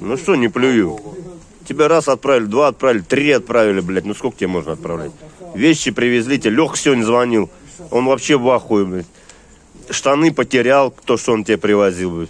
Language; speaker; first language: Russian; native; Russian